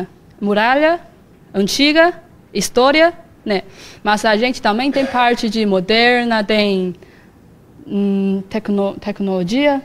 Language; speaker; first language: Portuguese; non-native, learner; Chinese